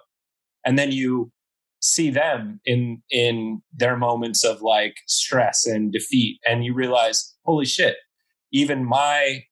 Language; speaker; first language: English; native; English